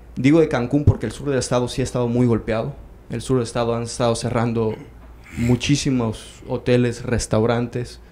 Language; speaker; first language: Spanish; native; Spanish